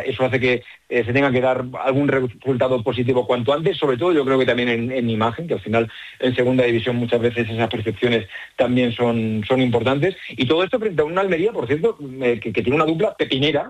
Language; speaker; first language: Spanish; native; Spanish